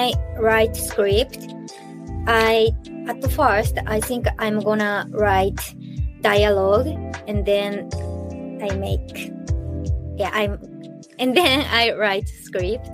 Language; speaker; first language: English; non-native, learner; Japanese